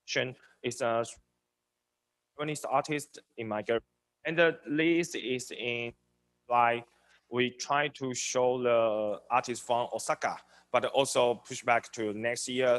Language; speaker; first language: English; non-native, learner; Chinese